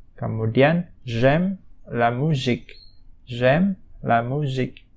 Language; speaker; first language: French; non-native, fluent; Indonesian